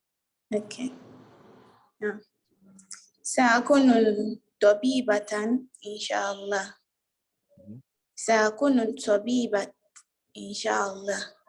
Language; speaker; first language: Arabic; non-native, learner; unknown